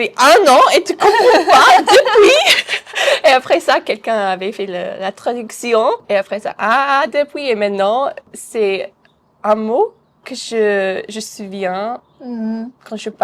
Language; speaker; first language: French; non-native, fluent; English